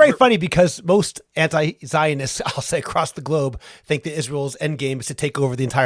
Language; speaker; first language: English; native; English